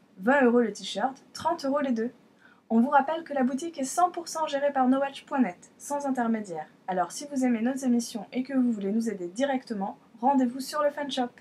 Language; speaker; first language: French; native; French